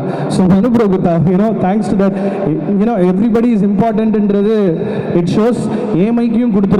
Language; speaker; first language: Tamil; native; Tamil